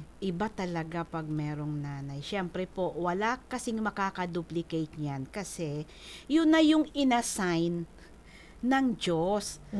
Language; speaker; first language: Filipino; non-native, local second language; Bikol